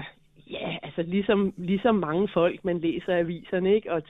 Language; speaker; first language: Danish; native; Danish